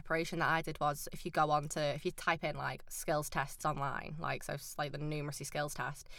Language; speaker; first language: English; native; English